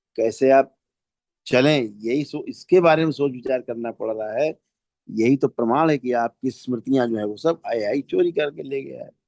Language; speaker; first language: Hindi; native; Hindi